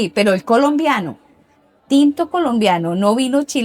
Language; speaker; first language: Spanish; native; Spanish